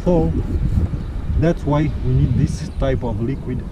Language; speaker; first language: English; non-native, fluent; Romanian